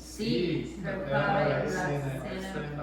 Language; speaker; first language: Spanish; non-native, learner; English